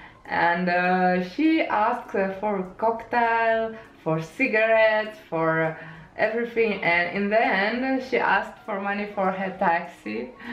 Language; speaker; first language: English; non-native, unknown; Lithuanian